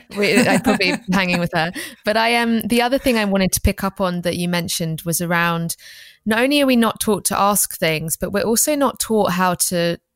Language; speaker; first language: English; native; English